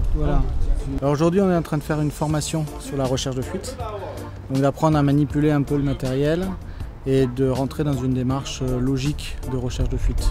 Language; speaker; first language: French; native; French